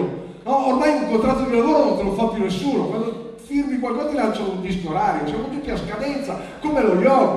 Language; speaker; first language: Italian; native; Italian